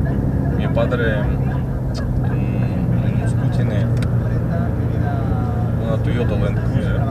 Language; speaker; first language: Spanish; non-native, fluent; Russian